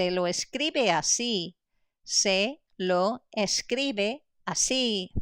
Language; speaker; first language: Spanish; non-native, fluent; English